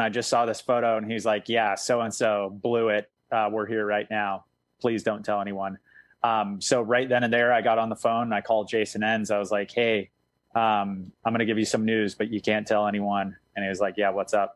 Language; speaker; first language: English; native; English